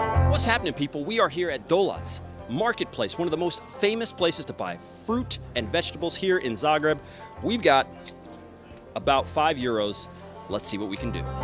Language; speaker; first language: English; native; English